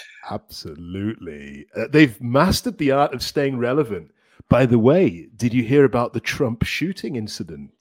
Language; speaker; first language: English; native; English